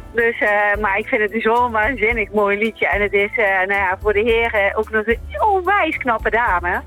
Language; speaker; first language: Dutch; native; Dutch